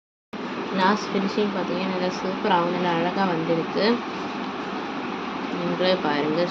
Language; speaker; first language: Tamil; native; Tamil